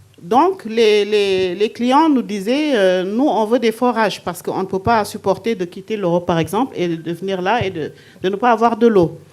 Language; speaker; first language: French; non-native, local second language; Wolof